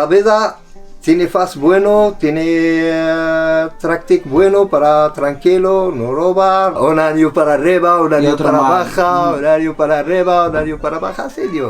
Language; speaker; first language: Spanish; non-native, learner; Arabic